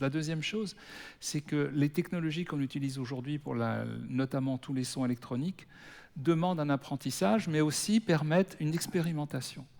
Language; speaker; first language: French; native; French